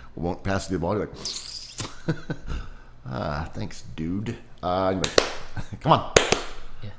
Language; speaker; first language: English; native; English